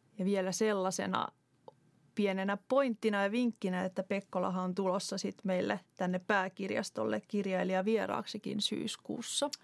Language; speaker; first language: Finnish; native; Finnish